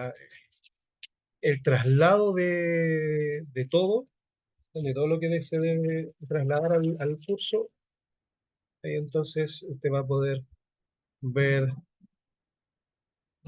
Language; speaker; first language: Spanish; native; Spanish